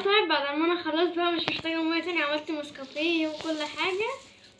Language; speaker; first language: Arabic; native; Arabic